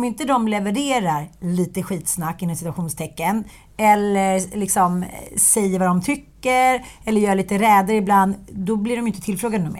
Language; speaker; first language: Swedish; native; Swedish